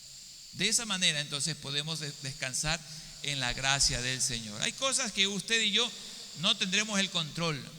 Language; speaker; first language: Spanish; native; Spanish